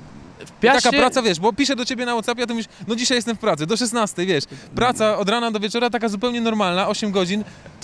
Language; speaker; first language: Polish; native; Polish